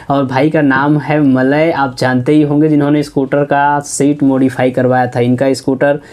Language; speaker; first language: Hindi; native; Hindi